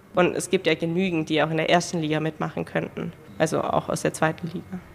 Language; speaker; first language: German; native; German